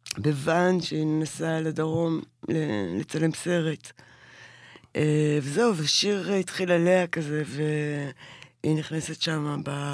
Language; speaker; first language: Hebrew; native; Hebrew